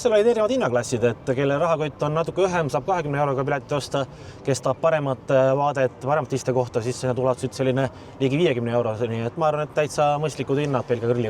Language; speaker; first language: Estonian; native; Estonian